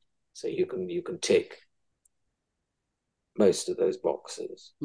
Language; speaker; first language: English; native; English